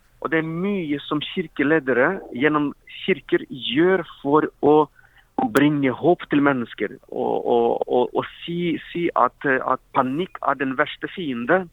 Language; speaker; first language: Norwegian; non-native, fluent; Ukrainian